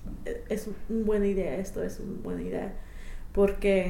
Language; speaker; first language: Spanish; non-native, fluent; English